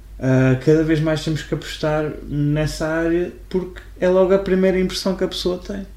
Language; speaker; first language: Portuguese; native; Portuguese